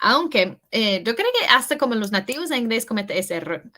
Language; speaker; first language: Spanish; early bilingual, heritage; English